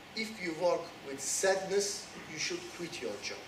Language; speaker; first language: English; non-native, fluent; Turkish